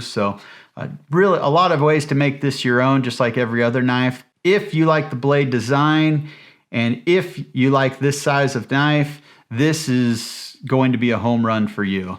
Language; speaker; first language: English; native; English